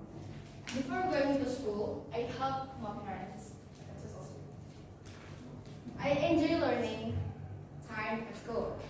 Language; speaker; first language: English; non-native, learner; Indonesian